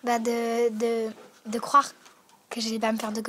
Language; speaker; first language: French; native; French